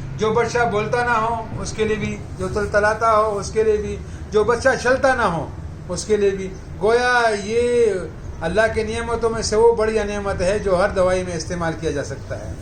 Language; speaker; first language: Urdu; non-native, local second language; Pashto